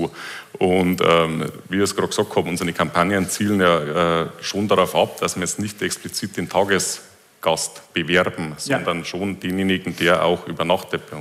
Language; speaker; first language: German; native; German